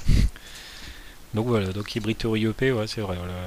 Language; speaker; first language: French; native; French